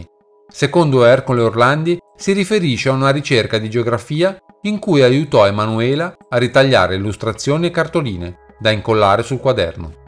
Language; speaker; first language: Italian; native; Italian